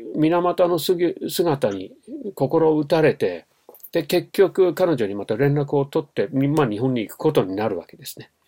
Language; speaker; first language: Japanese; non-native, fluent; English